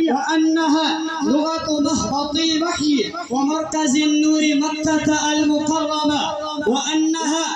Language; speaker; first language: Arabic; non-native, learner; Urdu